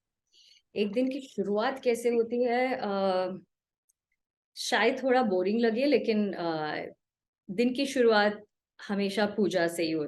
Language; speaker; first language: Hindi; non-native, local second language; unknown